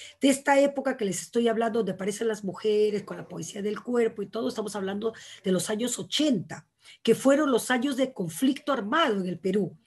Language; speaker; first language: Spanish; native; Spanish